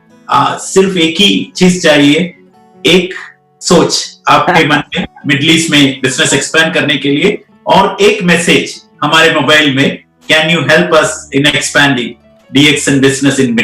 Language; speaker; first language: Hindi; non-native, local second language; Malayalam